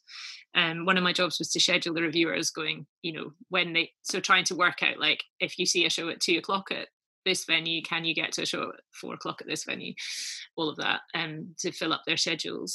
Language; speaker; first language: English; native; English